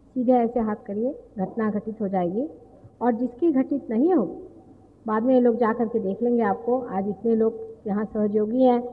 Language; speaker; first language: Hindi; non-native, local second language; Marathi